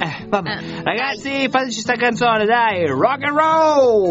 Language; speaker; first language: Italian; native; Italian